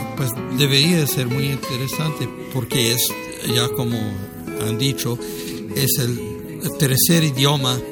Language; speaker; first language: Spanish; non-native, fluent; English